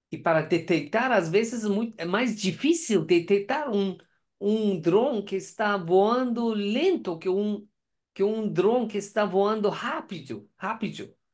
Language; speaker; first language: Portuguese; non-native, learner; Persian